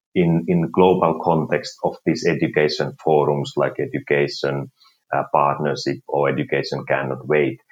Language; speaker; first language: English; non-native, fluent; Finnish